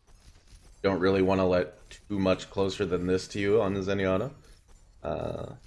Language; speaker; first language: English; native; English